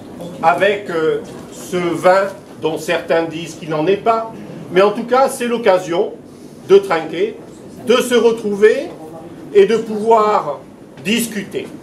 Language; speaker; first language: French; native; French